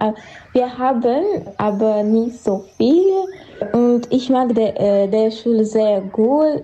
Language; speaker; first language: German; non-native, learner; Armenian